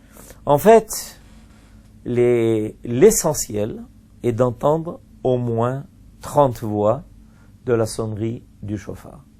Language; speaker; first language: French; native; French